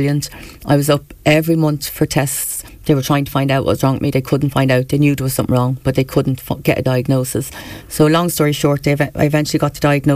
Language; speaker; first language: English; native; English